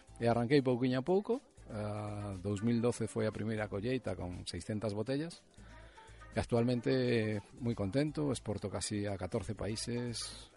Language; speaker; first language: Galician; native; Galician